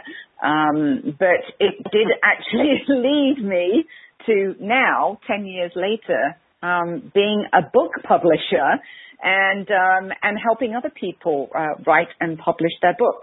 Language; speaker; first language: English; native; English